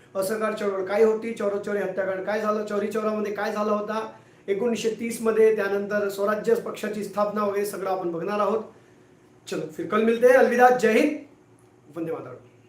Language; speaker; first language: Marathi; non-native, local second language; Hindi